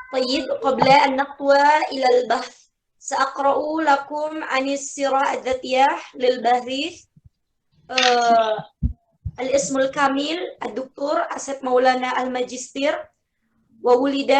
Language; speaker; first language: Arabic; non-native, fluent; Indonesian